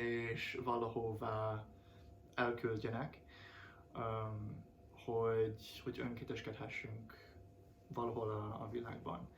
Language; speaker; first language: Hungarian; non-native, fluent; English